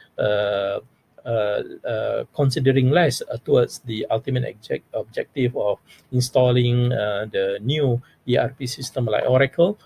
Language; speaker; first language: English; non-native, local second language; Malay